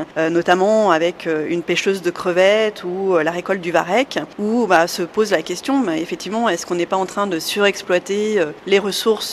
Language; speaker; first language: French; native; French